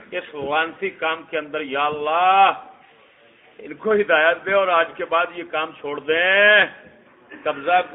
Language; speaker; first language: Urdu; non-native, local second language; Punjabi